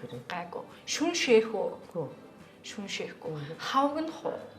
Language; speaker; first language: Mongolian; native; Mongolian